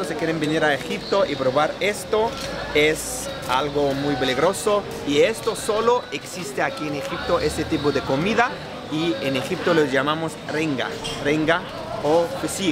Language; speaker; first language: Spanish; non-native, fluent; Arabic